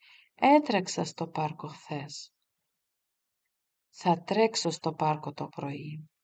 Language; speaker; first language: Greek; non-native, fluent; Russian